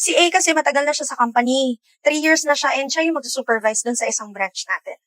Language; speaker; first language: Filipino; native; Filipino